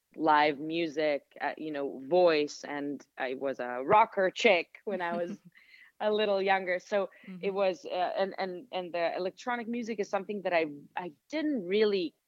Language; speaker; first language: English; non-native, fluent; Hebrew